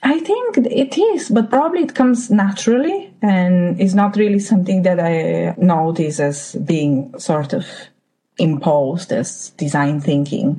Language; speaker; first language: English; non-native, fluent; Bulgarian